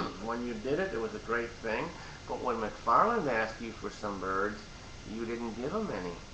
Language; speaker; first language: English; native; English